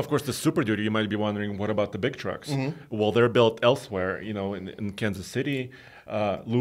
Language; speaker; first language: English; native; English